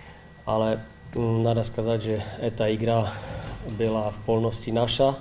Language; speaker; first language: Russian; non-native, learner; Czech